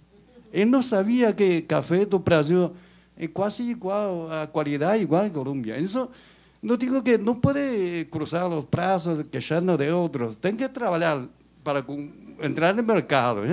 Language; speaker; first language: Portuguese; non-native, learner; Chinese